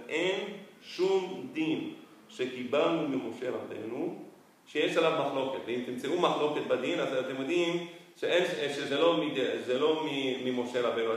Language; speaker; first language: Hebrew; non-native, fluent; Spanish